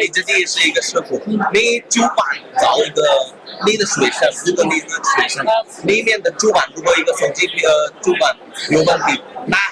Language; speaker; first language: Chinese; non-native, learner; Hindi